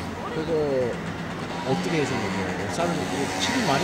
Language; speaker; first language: Korean; non-native, learner; English